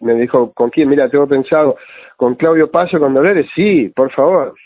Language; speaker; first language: Spanish; native; Spanish